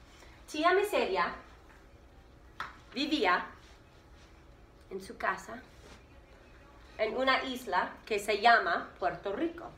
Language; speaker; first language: Spanish; non-native, fluent; English